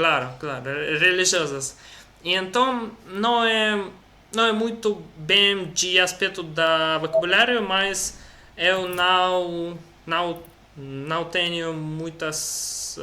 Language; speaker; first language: Portuguese; non-native, learner; Russian